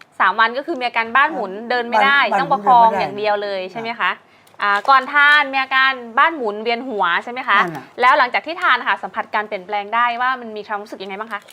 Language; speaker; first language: Thai; native; Thai